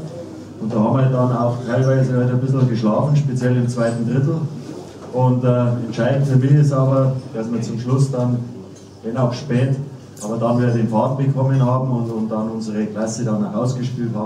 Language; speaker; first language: German; native; German